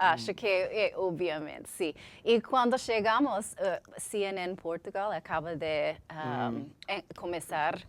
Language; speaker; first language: Portuguese; non-native, learner; English